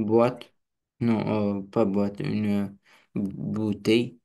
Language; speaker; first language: French; non-native, learner; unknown